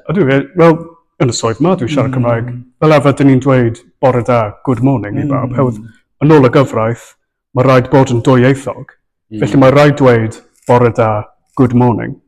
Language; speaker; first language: Welsh; non-native, local second language; English